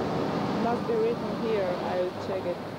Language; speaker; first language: English; non-native, learner; Polish